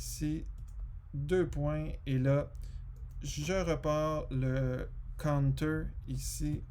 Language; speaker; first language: French; native; French